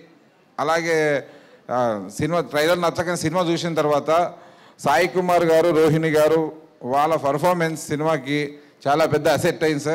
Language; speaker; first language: Telugu; native; Telugu